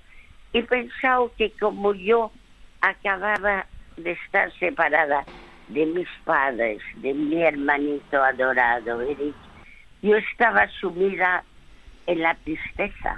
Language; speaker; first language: Spanish; early bilingual, other home language; French